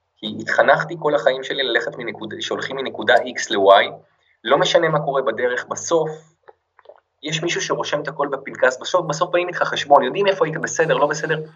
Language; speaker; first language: Hebrew; native; Hebrew